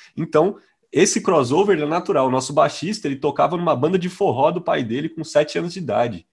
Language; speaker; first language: Portuguese; native; Portuguese